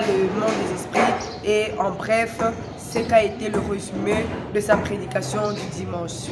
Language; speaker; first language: French; non-native, local second language; Lingala